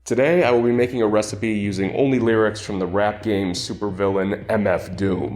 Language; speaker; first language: English; native; English